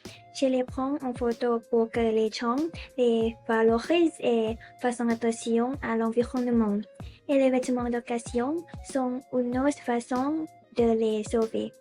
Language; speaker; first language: French; non-native, learner; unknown